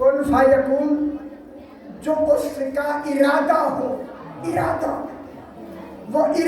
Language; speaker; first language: Urdu; native; Urdu